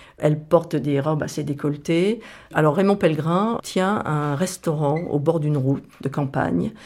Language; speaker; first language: French; native; French